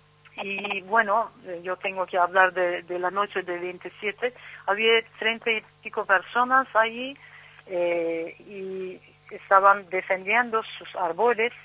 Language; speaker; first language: Spanish; non-native, learner; Turkish